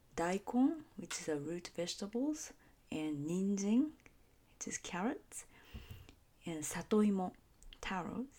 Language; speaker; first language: English; non-native, fluent; Japanese